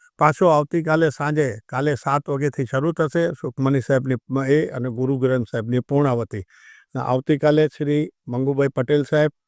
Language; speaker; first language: Gujarati; non-native, local second language; Sindhi